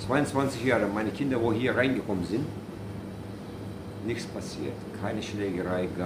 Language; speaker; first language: German; non-native, learner; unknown